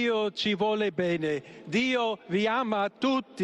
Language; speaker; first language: Italian; non-native, fluent; English